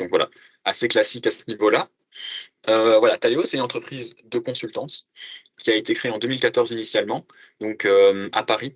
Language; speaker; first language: French; native; French